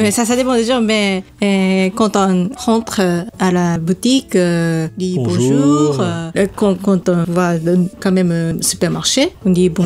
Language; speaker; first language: French; non-native, learner; Japanese